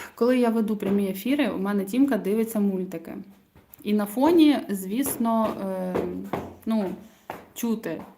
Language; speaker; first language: Ukrainian; non-native, local second language; Russian